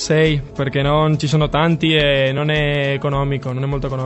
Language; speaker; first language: Italian; non-native, learner; Spanish